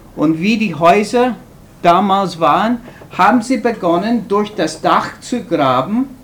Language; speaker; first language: German; non-native, fluent; English